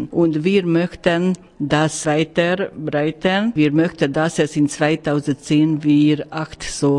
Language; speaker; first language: German; non-native, learner; Hungarian